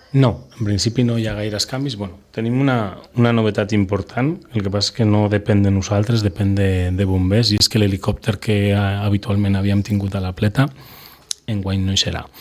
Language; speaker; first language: Catalan; non-native, local second language; Spanish